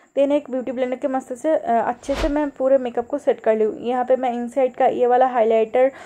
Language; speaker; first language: Hindi; non-native, local second language; Bangla